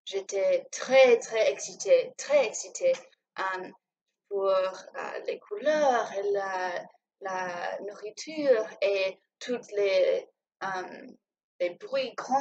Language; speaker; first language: French; non-native, learner; English